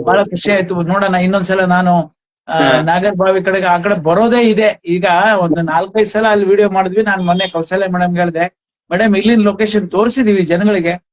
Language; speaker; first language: Kannada; non-native, local second language; Konkani